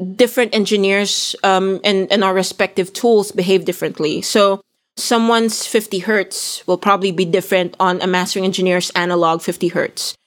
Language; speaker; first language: English; non-native, local second language; Filipino